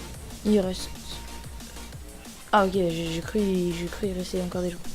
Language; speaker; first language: French; native; French